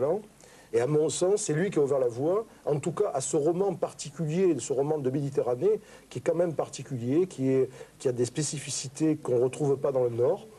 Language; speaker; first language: French; native; French